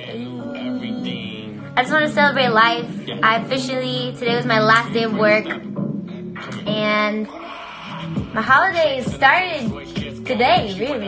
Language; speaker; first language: English; early bilingual, other home language; Spanish